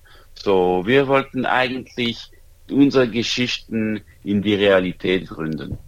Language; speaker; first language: German; non-native, local second language; French